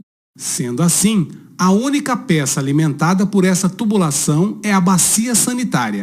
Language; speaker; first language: Portuguese; native; Portuguese